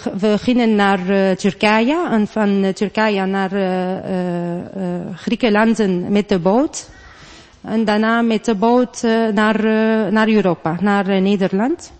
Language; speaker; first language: Dutch; non-native, learner; Arabic